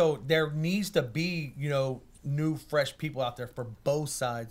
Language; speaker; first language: English; native; English